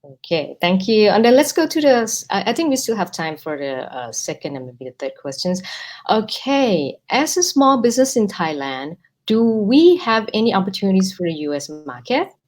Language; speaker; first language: English; non-native, fluent; Thai